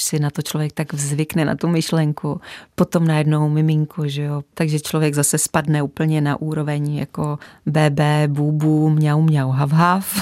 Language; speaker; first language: Czech; native; Czech